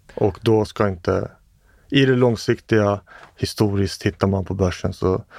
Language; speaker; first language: Swedish; early bilingual, other home language; English